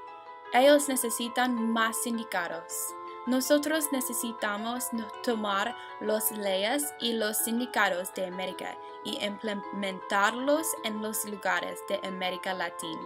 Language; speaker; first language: Spanish; non-native, learner; English